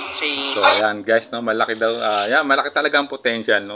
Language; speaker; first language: Filipino; native; Filipino